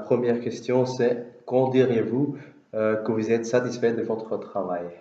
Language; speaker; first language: French; non-native, learner; Dutch